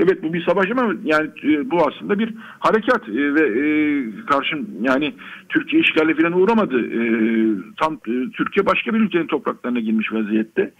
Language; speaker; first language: Turkish; native; Turkish